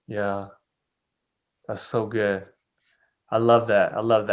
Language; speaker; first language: English; native; English